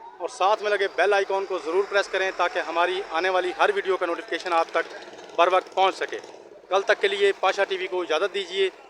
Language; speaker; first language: Urdu; non-native, local second language; Punjabi